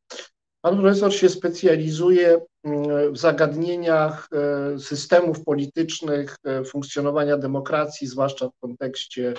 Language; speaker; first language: Polish; native; Polish